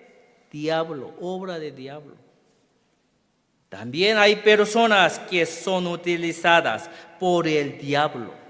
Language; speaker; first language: Spanish; non-native, learner; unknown